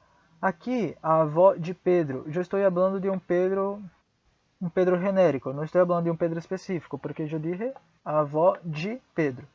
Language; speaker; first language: Portuguese; non-native, fluent; Spanish